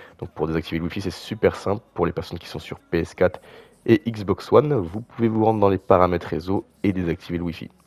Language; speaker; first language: French; native; French